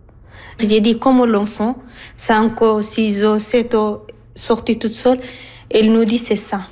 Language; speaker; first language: French; non-native, learner; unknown